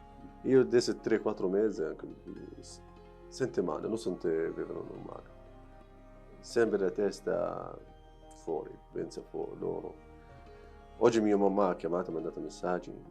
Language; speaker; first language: Italian; non-native, learner; Arabic